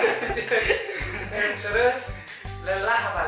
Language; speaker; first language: Indonesian; non-native, local second language; Minangkabau